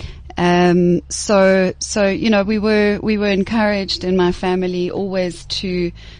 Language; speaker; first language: English; native; English